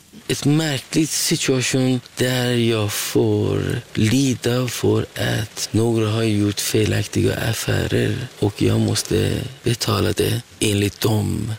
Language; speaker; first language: Swedish; non-native, fluent; Persian